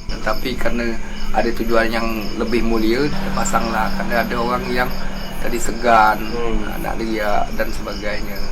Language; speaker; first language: Malay; native; Malay